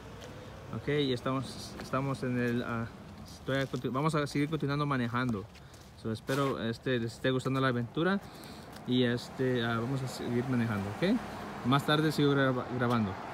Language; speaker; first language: Spanish; early bilingual, heritage; Spanish